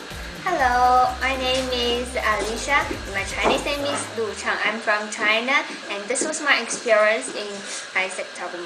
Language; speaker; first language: English; non-native, learner; Chinese